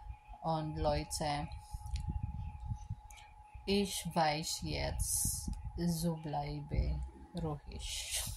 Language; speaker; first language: German; non-native, learner; Filipino